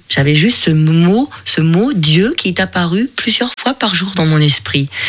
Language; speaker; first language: French; non-native, fluent; German